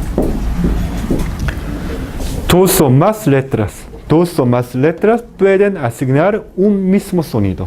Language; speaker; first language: Spanish; non-native, fluent; Korean